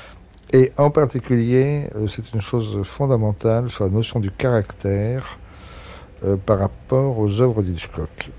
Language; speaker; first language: French; native; French